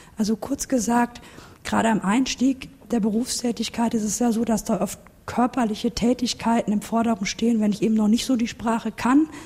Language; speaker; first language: German; non-native, fluent; Turkish